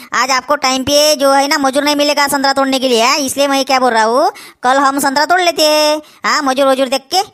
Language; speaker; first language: Hindi; non-native, local second language; Marathi